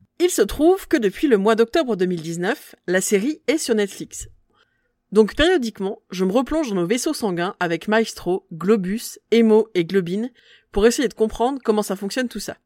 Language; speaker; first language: French; native; French